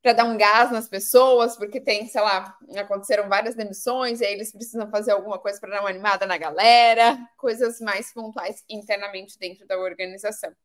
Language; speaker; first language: Portuguese; native; Portuguese